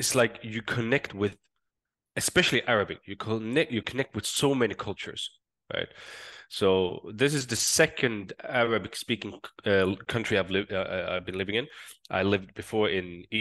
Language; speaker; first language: English; non-native, fluent; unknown